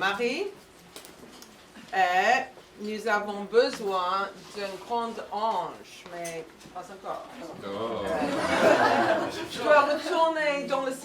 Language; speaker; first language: French; non-native, fluent; English